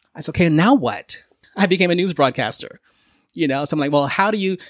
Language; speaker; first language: English; native; English